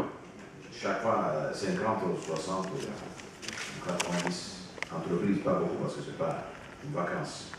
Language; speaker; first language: French; non-native, fluent; Italian